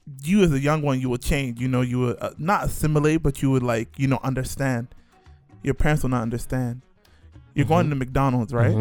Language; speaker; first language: English; native; English